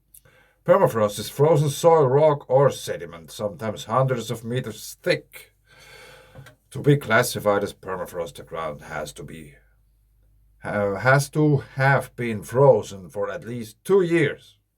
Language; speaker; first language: English; non-native, fluent; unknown